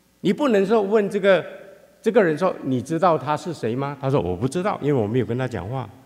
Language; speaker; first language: Chinese; non-native, local second language; Hakka Chinese